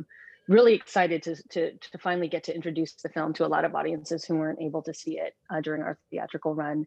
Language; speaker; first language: English; native; English